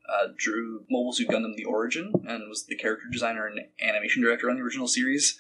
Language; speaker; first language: English; native; English